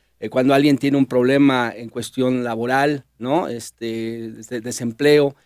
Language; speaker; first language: Spanish; native; Spanish